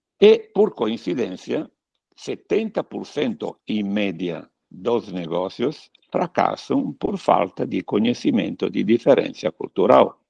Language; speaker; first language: Portuguese; non-native, fluent; Italian